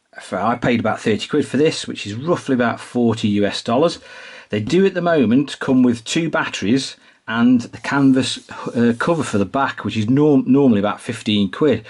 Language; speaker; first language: English; native; English